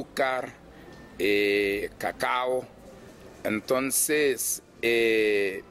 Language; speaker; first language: Spanish; non-native, fluent; Haitian Creole